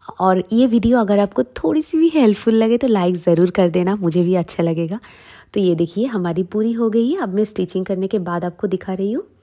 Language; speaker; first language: Hindi; non-native, local second language; Bangla